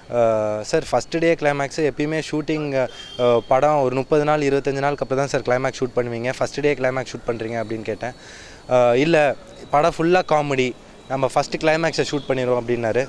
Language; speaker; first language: Tamil; native; Tamil